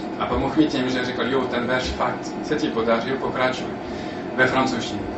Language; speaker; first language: Czech; non-native, fluent; French